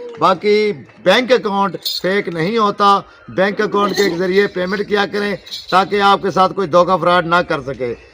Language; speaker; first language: Urdu; non-native, local second language; Saraiki